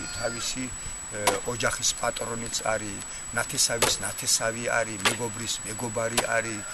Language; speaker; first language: Georgian; non-native, local second language; Chechen